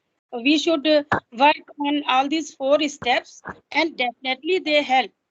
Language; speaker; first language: English; non-native, local second language; Hindi